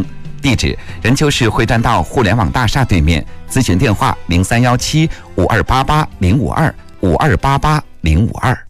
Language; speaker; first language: Chinese; native; Chinese